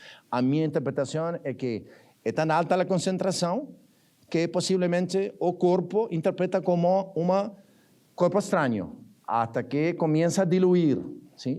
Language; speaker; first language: Portuguese; non-native, learner; Spanish